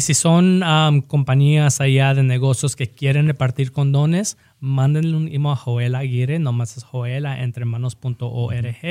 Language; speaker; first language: Spanish; early bilingual, heritage; Spanish